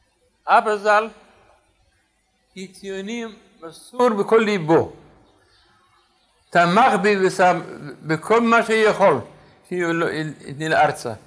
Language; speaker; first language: Hebrew; non-native, fluent; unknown